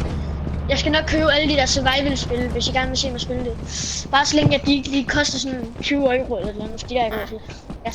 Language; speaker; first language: Danish; native; Danish